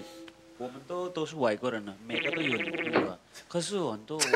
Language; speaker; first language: Chinese; non-native, fluent; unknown